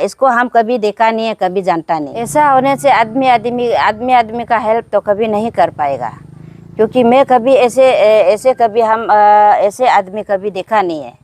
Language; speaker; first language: Hindi; non-native, local second language; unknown